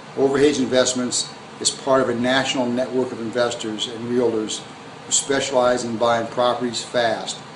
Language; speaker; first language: English; native; English